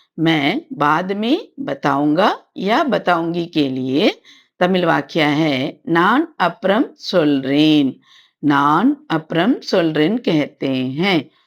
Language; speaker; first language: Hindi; non-native, local second language; Tamil